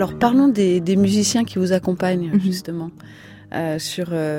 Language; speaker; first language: French; native; French